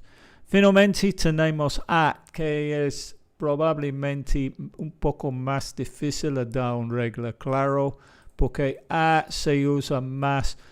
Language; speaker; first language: Spanish; non-native, fluent; English